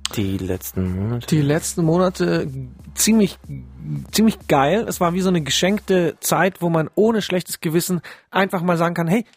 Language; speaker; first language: German; early bilingual, other home language; Polish